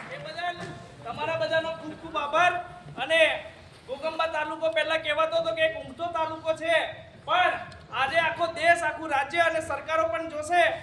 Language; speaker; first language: Gujarati; non-native, local second language; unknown